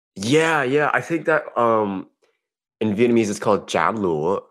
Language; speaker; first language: English; native; English